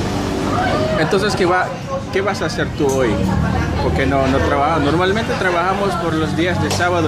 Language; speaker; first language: Spanish; non-native, learner; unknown